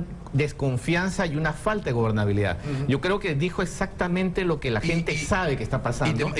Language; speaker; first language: Spanish; native; Spanish